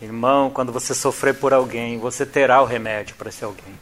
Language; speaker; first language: Portuguese; native; Portuguese